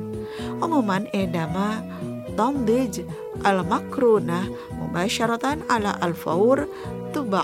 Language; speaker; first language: Arabic; non-native, fluent; Indonesian